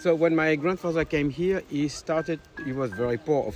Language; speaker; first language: English; non-native, fluent; French